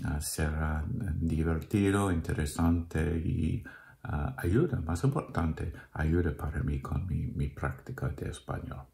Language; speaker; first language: Spanish; non-native, learner; English